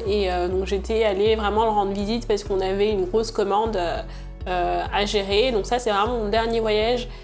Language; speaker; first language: French; early bilingual, other home language; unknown